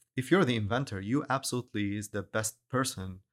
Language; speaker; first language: English; non-native, fluent; Arabic